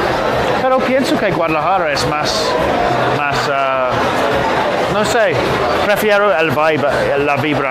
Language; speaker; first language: Spanish; non-native, learner; English